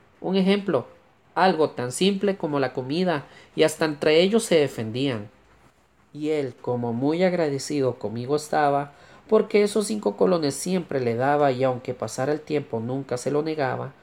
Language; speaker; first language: Spanish; native; Spanish